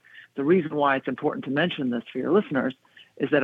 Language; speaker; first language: English; native; English